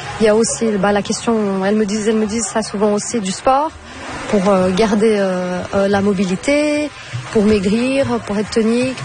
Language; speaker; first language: French; non-native, fluent; Portuguese